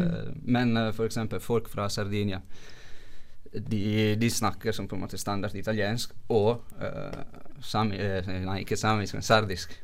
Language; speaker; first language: Norwegian; non-native, fluent; Italian